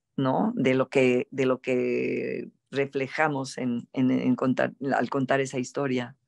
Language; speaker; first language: Spanish; native; Spanish